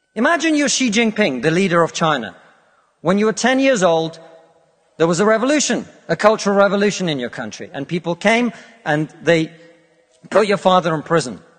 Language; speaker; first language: English; non-native, fluent; Russian